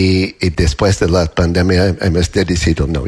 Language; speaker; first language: Spanish; non-native, learner; English